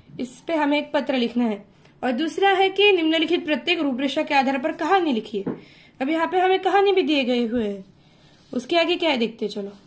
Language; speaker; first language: Hindi; non-native, local second language; Marathi